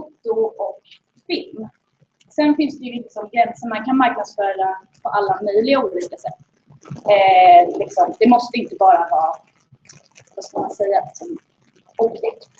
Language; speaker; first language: Swedish; native; Swedish